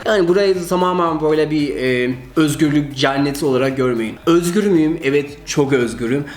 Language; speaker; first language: Turkish; early bilingual, heritage; Turkish